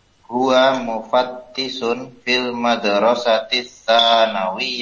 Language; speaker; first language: Arabic; non-native, learner; Indonesian